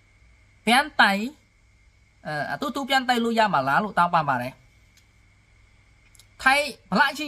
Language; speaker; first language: Burmese; non-native, learner; Khmer